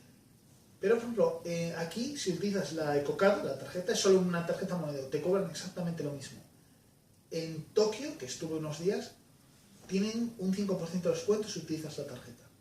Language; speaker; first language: Spanish; native; Spanish